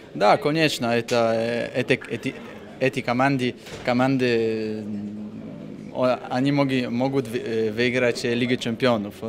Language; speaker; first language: Russian; non-native, learner; Polish